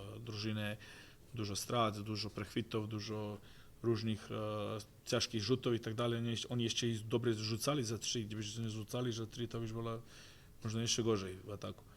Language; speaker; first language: Polish; non-native, fluent; Croatian